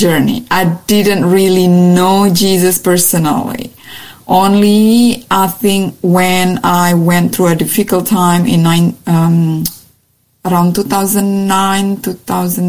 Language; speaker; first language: English; non-native, fluent; Indonesian